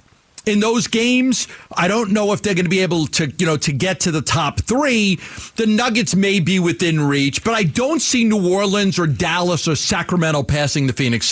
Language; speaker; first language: English; native; English